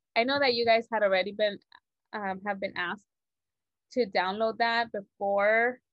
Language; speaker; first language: English; native; English